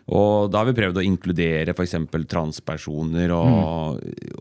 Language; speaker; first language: Norwegian; native; Norwegian